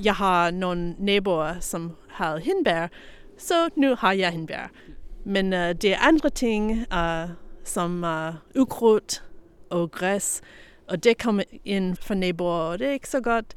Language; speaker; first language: Danish; non-native, fluent; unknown